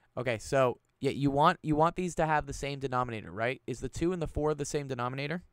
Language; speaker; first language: English; native; English